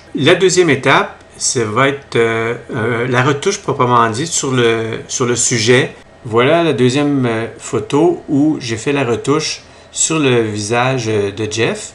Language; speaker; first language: French; native; French